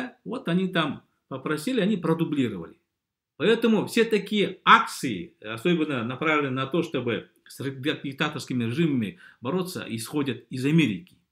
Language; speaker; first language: Russian; native; Russian